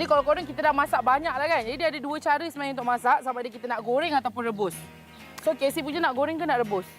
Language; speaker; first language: Malay; native; Malay